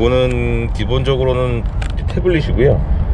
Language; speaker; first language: Korean; native; Korean